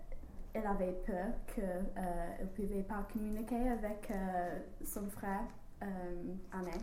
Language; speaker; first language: French; non-native, learner; English